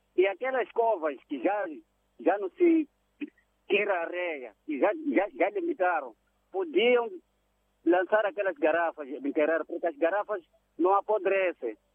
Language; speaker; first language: Portuguese; non-native, local second language; Tsonga